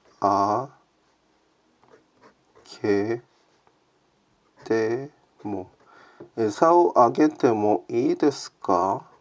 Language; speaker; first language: Japanese; non-native, learner; Korean